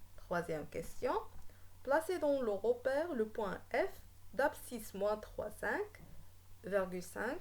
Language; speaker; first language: French; non-native, local second language; Arabic